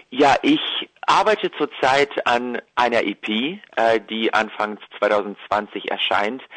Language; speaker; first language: German; early bilingual, other home language; Russian